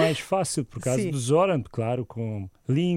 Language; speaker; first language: Portuguese; non-native, learner; Croatian